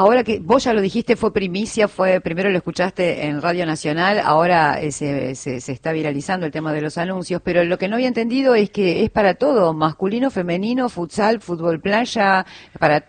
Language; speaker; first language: Spanish; native; Spanish